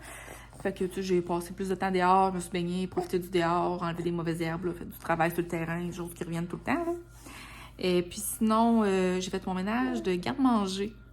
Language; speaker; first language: French; native; French